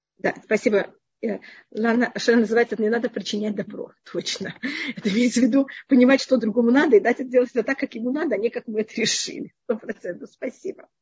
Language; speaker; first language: Russian; native; Russian